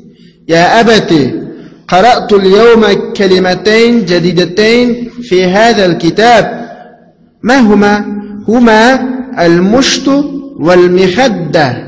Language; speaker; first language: Arabic; non-native, fluent; Uzbek